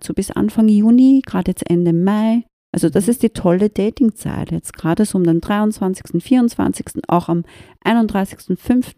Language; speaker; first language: German; native; German